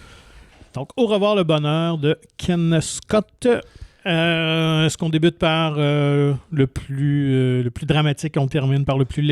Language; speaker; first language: French; native; French